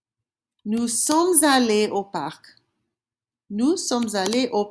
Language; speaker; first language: French; non-native, fluent; English